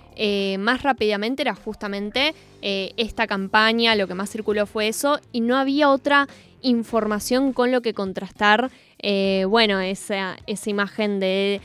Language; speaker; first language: Spanish; native; Spanish